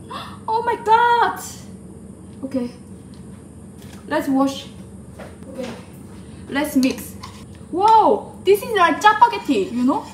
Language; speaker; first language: English; non-native, learner; Korean